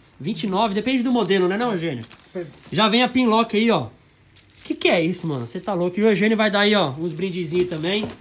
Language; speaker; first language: Portuguese; native; Portuguese